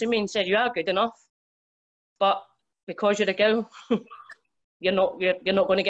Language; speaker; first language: English; native; English